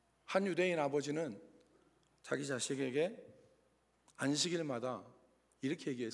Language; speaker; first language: Korean; native; Korean